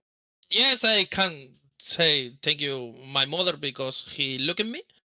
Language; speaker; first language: English; non-native, learner; Spanish